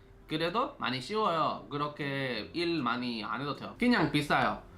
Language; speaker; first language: Korean; non-native, fluent; Spanish